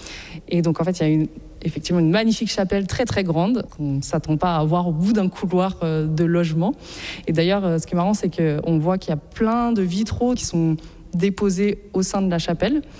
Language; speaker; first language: French; native; French